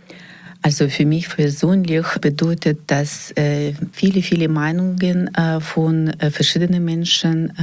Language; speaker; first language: German; non-native, learner; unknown